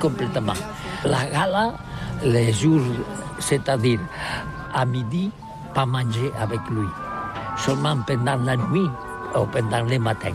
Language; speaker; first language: French; non-native, learner; Catalan